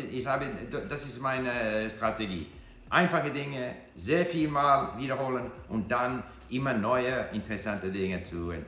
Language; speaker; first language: German; non-native, learner; English